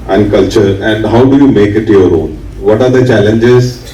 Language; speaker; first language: English; non-native, local second language; Punjabi